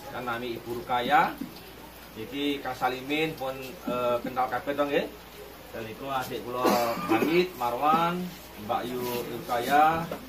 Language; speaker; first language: Javanese; native; Javanese